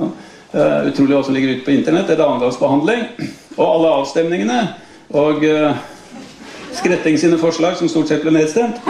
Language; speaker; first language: Norwegian; native; Norwegian